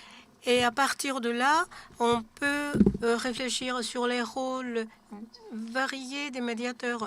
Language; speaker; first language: French; non-native, fluent; Japanese